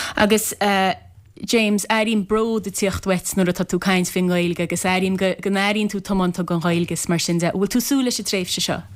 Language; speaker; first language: Irish; native; Irish